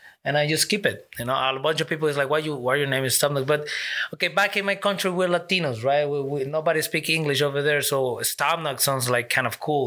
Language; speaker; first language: English; non-native, fluent; Spanish